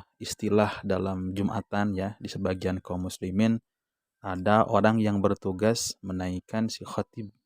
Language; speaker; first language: Indonesian; non-native, local second language; Sundanese